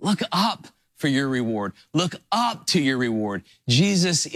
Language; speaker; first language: English; native; English